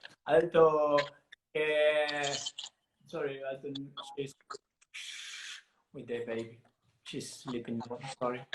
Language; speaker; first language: English; non-native, learner; Italian